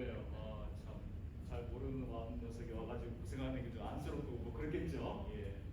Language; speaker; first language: Korean; native; Korean